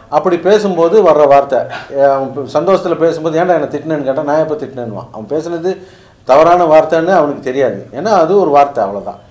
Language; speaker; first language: Tamil; native; Tamil